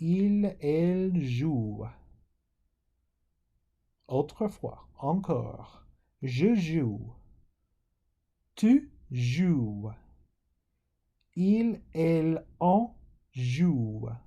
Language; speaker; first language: French; non-native, fluent; English